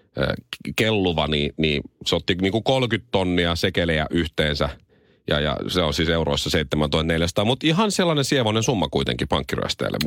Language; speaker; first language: Finnish; native; Finnish